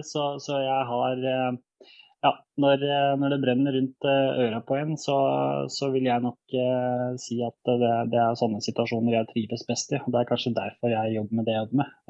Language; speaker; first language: Norwegian; early bilingual, other home language; Bosnian